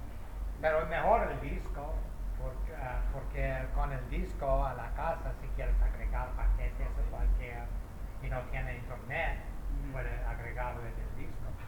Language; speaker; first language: Spanish; non-native, fluent; English